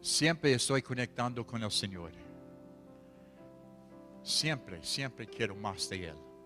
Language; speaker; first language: Spanish; non-native, fluent; English